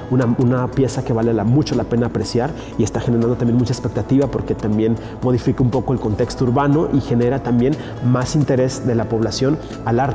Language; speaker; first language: Spanish; native; Spanish